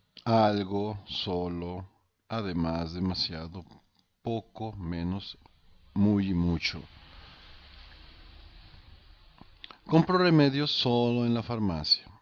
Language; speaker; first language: Spanish; non-native, fluent; Portuguese